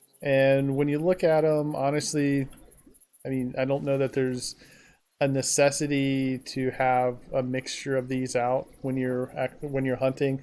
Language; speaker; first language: English; native; English